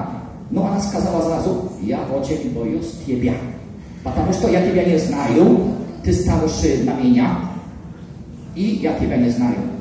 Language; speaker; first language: Russian; non-native, learner; Polish